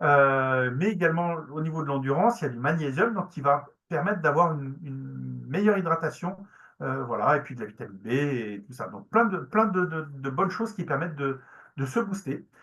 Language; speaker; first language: French; native; French